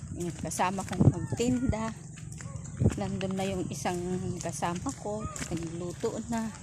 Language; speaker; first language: Filipino; native; Filipino